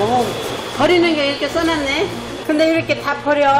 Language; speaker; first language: Korean; non-native, learner; Vietnamese